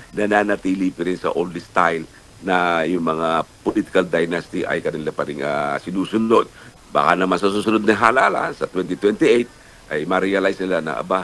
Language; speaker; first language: Filipino; native; Filipino